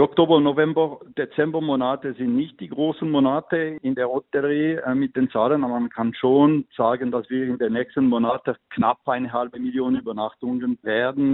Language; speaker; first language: German; non-native, local second language; French